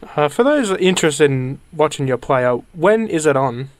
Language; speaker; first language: English; native; English